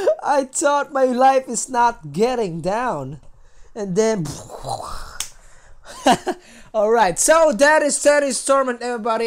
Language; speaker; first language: English; non-native, local second language; Filipino